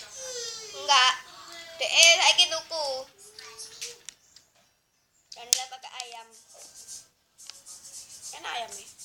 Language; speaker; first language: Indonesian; non-native, local second language; Javanese